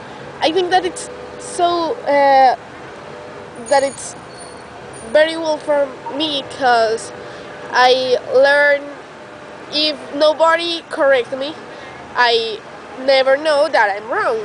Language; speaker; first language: English; non-native, learner; Spanish